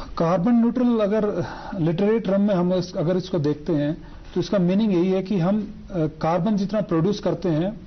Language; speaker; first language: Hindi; non-native, local second language; Ladakhi